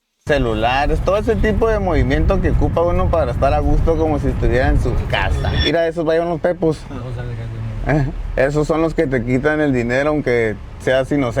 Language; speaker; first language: Spanish; native; Spanish